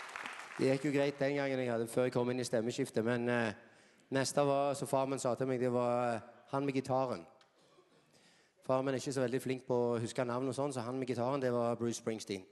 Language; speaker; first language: Norwegian; native; Norwegian